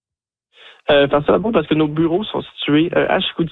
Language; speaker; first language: French; native; French